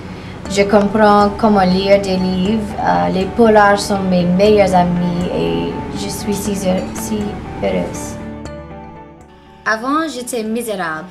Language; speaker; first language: French; non-native, learner; English